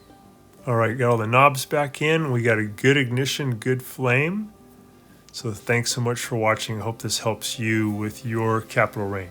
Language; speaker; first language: English; native; English